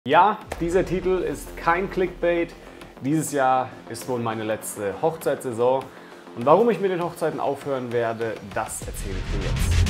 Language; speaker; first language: German; native; German